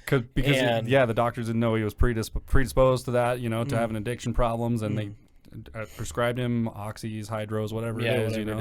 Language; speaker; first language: English; native; English